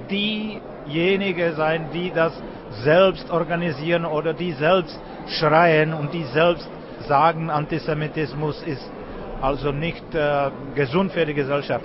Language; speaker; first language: German; non-native, fluent; Czech